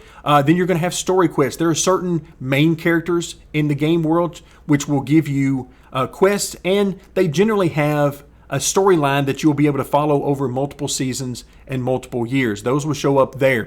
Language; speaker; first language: English; native; English